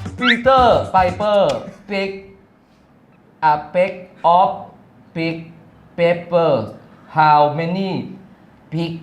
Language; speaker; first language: Thai; non-native, learner; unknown